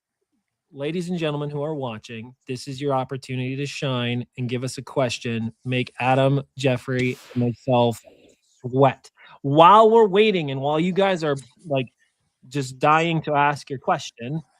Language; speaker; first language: English; native; English